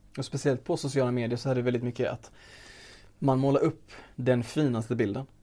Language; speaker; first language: Swedish; early bilingual, other home language; Arabic